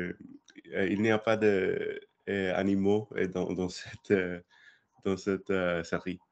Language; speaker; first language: French; non-native, learner; English